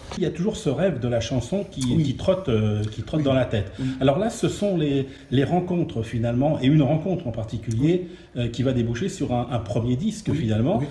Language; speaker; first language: French; native; French